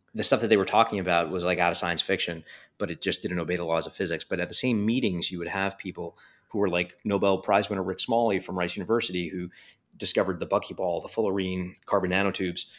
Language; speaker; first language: English; native; English